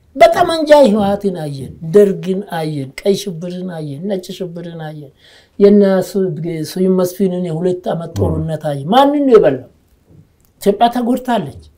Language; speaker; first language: Amharic; non-native, local second language; Oromo